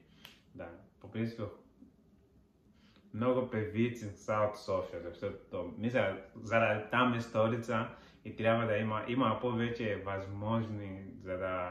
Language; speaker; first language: Bulgarian; non-native, learner; Portuguese